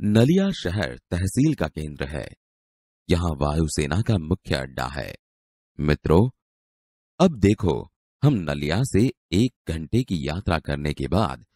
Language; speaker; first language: Hindi; non-native, local second language; Gujarati